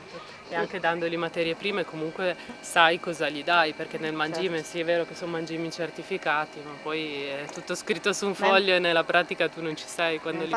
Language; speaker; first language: Italian; native; Italian